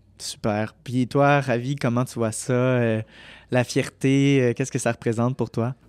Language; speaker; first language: French; native; French